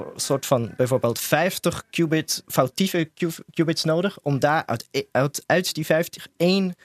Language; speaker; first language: Dutch; non-native, fluent; Swiss German